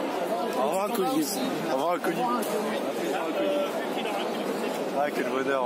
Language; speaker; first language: French; native; French